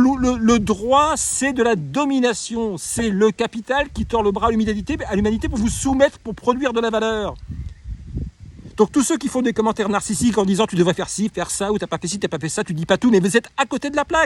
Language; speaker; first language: French; native; French